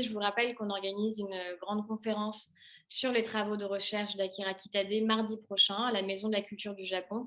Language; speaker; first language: French; native; French